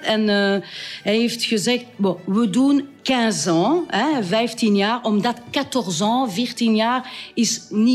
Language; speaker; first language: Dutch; non-native, local second language; French